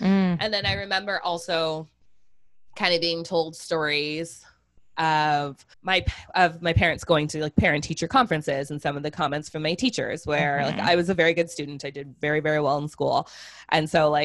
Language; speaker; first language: English; native; English